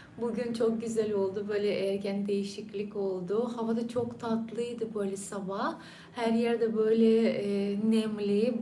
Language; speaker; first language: Turkish; non-native, fluent; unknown